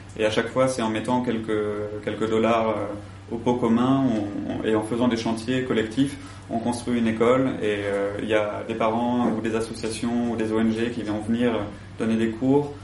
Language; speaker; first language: French; native; French